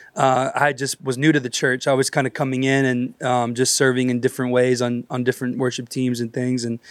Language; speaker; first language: English; native; English